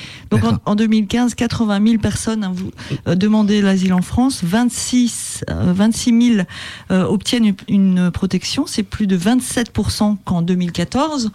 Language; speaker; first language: French; native; French